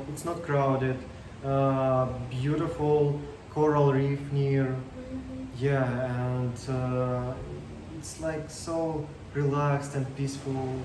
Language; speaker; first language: English; non-native, learner; Russian